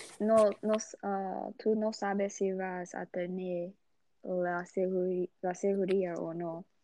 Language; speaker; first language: Spanish; non-native, learner; Portuguese